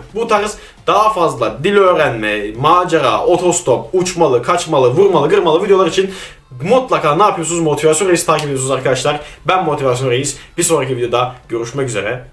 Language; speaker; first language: Turkish; native; Turkish